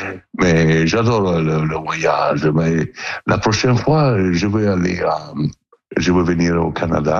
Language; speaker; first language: French; non-native, learner; Italian